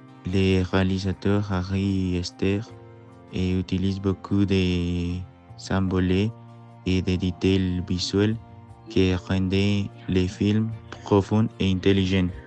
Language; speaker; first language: French; non-native, learner; Spanish